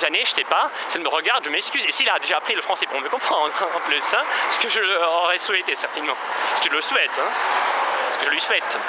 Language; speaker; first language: French; non-native, fluent; Russian